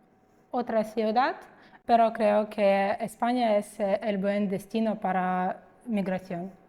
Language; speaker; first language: Spanish; non-native, fluent; Russian